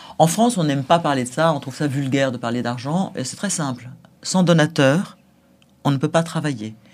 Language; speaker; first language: French; native; French